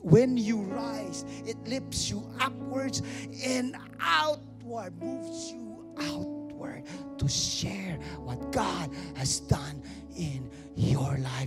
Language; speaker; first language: English; non-native, local second language; Filipino